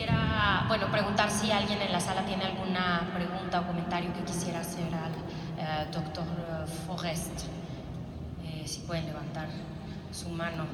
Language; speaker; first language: Spanish; native; Spanish